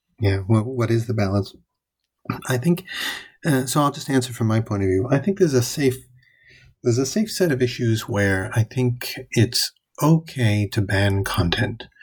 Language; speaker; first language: English; native; English